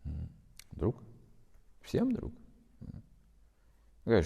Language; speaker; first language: Russian; native; Russian